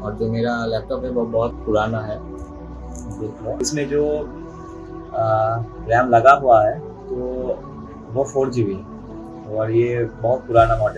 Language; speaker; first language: Hindi; non-native, local second language; Bangla